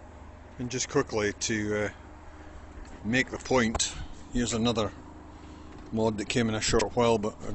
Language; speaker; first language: English; native; English